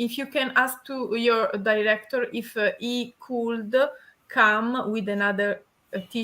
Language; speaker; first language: English; non-native, learner; Italian